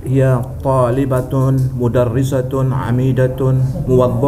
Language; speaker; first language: Arabic; non-native, learner; Indonesian